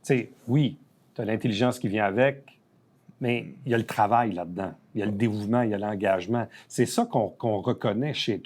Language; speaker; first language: French; native; French